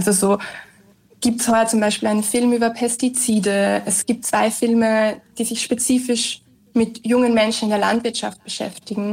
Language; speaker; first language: German; native; German